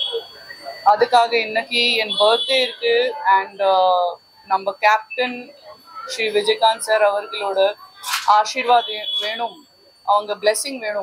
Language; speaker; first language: Tamil; non-native, fluent; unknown